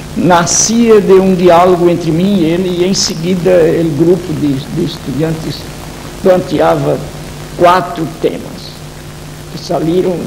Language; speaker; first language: Spanish; non-native, fluent; Portuguese